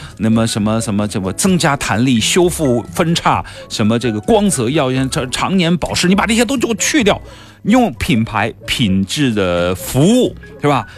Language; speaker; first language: Chinese; native; Chinese